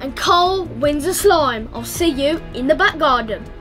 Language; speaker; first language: English; native; English